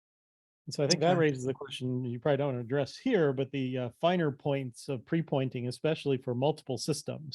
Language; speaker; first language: English; native; English